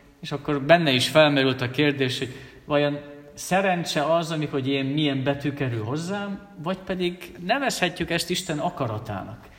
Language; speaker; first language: Hungarian; native; Hungarian